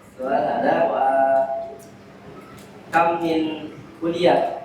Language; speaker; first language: Arabic; non-native, learner; Indonesian